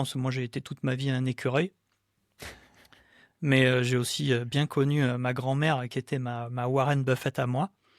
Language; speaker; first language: French; native; French